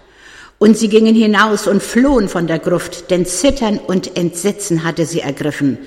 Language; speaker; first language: German; native; German